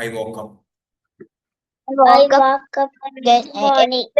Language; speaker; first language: English; non-native, learner; Malayalam